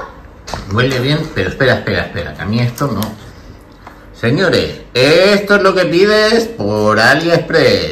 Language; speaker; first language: Spanish; native; Spanish